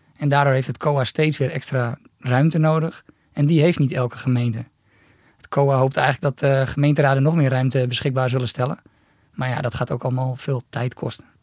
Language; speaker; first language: Dutch; native; Dutch